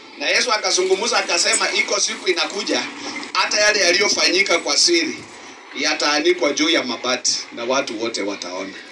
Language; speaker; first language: Swahili; non-native, local second language; Luyia